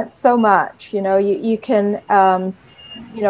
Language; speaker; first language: English; native; English